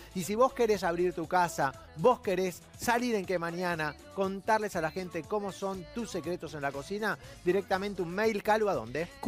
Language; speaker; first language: Spanish; native; Spanish